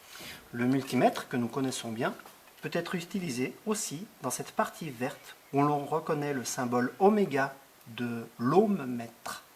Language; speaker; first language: French; native; French